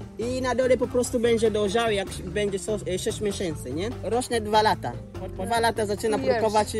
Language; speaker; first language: Polish; non-native, learner; Swahili